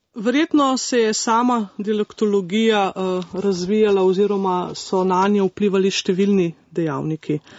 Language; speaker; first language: Slovenian; native; Slovenian